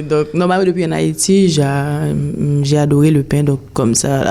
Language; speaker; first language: French; non-native, local second language; Haitian Creole